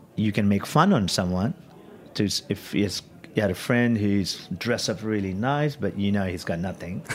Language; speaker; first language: English; non-native, local second language; Punjabi